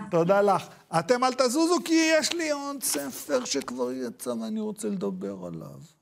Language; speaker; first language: Hebrew; native; Hebrew